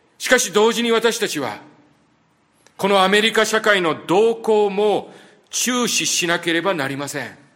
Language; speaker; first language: Japanese; native; Japanese